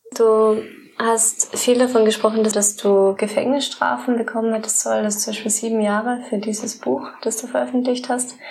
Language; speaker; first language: German; native; German